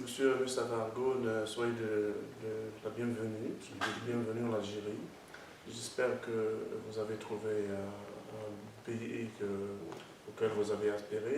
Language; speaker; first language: French; non-native, local second language; Arabic